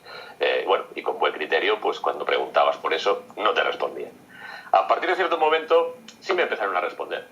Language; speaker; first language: Spanish; native; Spanish